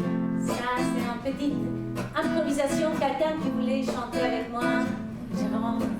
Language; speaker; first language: French; non-native, fluent; Spanish